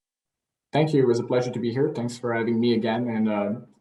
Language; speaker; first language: English; non-native, local second language; French